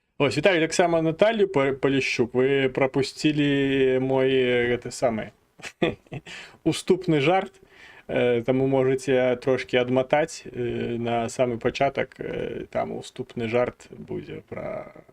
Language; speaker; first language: Belarusian; non-native, local second language; Russian